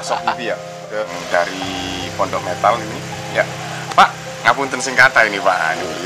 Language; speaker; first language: Indonesian; native; Indonesian